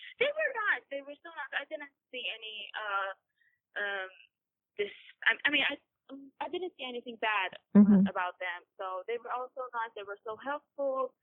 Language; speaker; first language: English; non-native, fluent; Persian